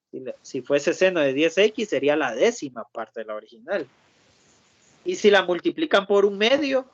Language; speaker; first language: Spanish; native; Spanish